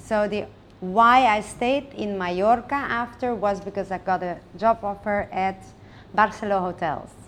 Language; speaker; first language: English; non-native, fluent; Dutch